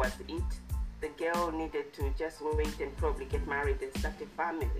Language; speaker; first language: English; non-native, local second language; Shona